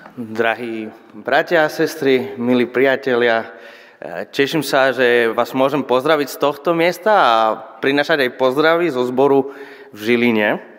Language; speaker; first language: Slovak; non-native, fluent; Spanish